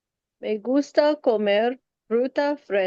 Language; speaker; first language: Spanish; non-native, learner; English